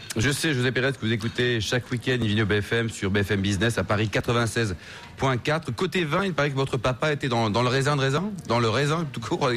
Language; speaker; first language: French; native; French